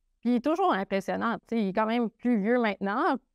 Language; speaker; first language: French; native; French